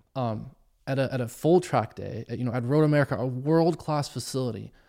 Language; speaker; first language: English; early bilingual, other home language; German